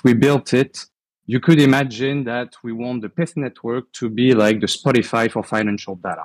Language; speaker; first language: English; non-native, fluent; French